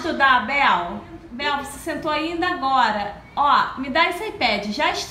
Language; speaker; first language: Portuguese; native; Portuguese